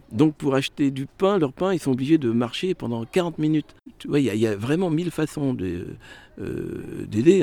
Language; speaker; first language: French; native; French